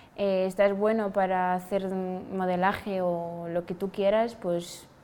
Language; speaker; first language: Spanish; non-native, fluent; Wolof